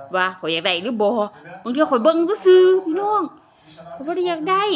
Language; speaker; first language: Lao; native; Lao